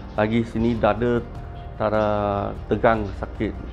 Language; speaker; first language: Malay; non-native, local second language; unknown